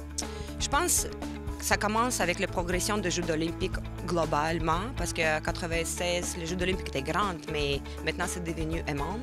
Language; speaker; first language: French; non-native, fluent; Russian